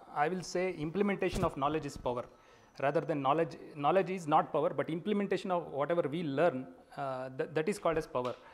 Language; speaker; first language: English; non-native, local second language; Kannada